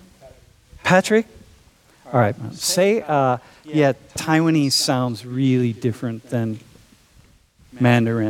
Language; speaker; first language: English; native; English